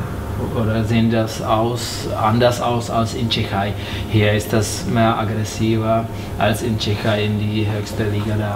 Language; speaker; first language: German; non-native, fluent; Czech